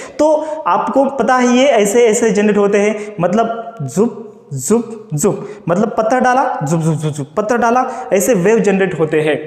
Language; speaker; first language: Hindi; non-native, local second language; Marathi